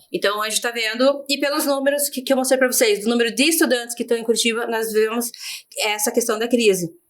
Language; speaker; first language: Portuguese; native; Portuguese